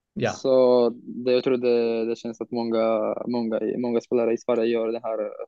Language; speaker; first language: Swedish; non-native, fluent; Romanian